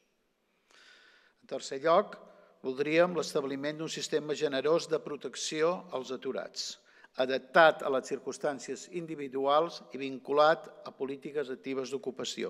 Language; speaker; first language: Catalan; native; Catalan